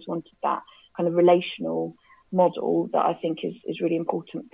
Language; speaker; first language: English; native; English